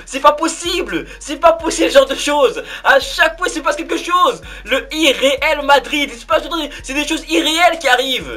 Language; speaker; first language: French; native; French